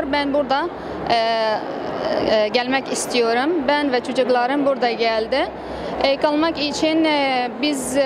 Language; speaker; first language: Turkish; non-native, learner; Arabic